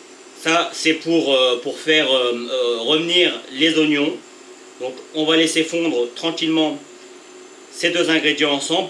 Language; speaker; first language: French; native; French